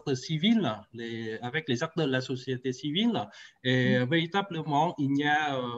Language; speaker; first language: French; non-native, fluent; Vietnamese